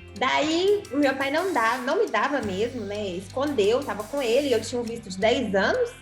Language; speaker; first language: Portuguese; native; Portuguese